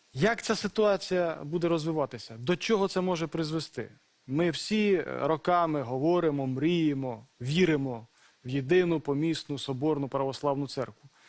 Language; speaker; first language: Ukrainian; native; Ukrainian